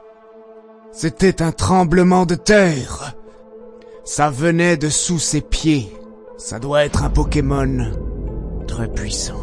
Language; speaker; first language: French; native; French